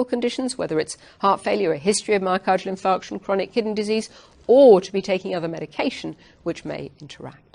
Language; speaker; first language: English; native; English